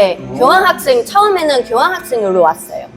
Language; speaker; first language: Korean; non-native, fluent; Chinese